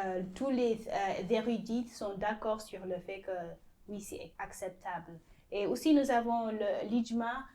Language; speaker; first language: French; non-native, fluent; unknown